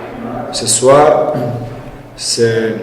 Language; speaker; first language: French; non-native, fluent; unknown